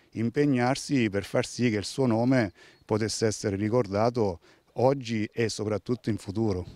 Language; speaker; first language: Italian; native; Italian